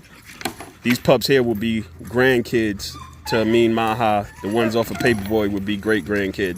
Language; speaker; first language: English; native; English